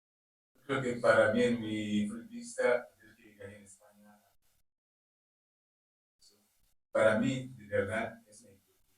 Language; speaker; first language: Spanish; non-native, learner; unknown